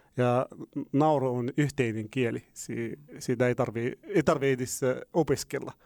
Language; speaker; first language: Finnish; non-native, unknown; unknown